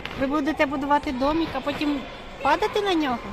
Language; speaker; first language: Ukrainian; native; Ukrainian